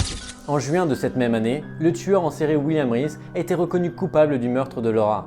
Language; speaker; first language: French; native; French